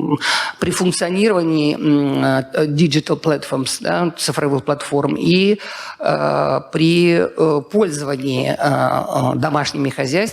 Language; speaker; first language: Russian; native; Russian